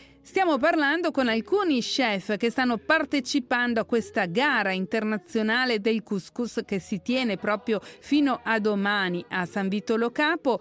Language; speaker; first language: Italian; native; Italian